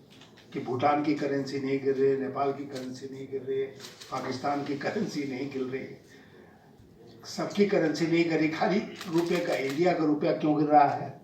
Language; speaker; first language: Hindi; native; Hindi